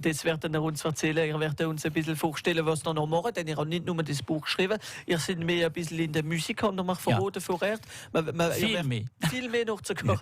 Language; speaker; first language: German; native; German